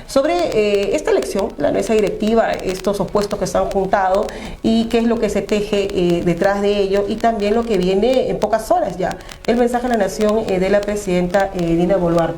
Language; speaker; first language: Spanish; native; Spanish